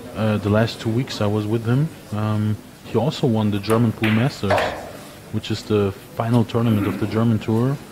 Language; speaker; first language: English; non-native, fluent; German